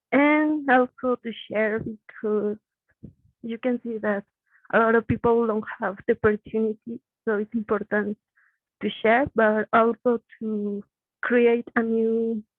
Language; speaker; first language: English; non-native, learner; Spanish